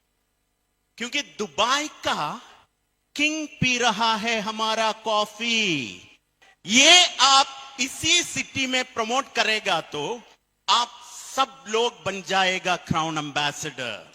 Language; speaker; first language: Hindi; non-native, fluent; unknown